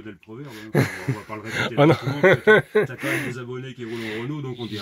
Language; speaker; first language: French; native; French